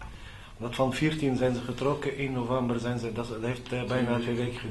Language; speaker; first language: Dutch; non-native, local second language; Arabic